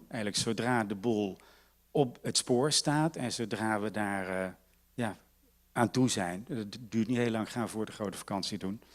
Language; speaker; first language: Dutch; native; Dutch